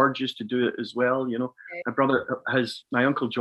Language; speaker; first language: English; native; English